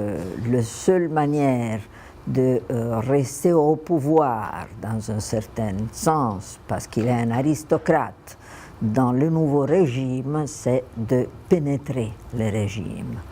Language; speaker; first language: French; non-native, fluent; Italian